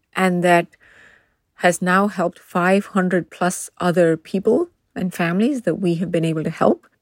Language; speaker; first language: English; non-native, local second language; Tamil